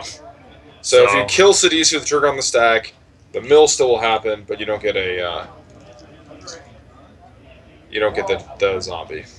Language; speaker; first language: English; native; English